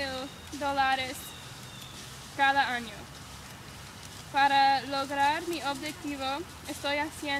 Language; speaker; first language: Spanish; non-native, learner; English